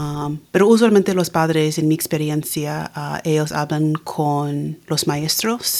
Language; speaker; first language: Spanish; early bilingual, heritage; Spanish